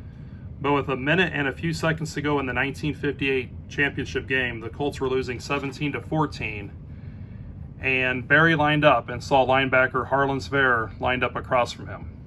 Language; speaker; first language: English; native; English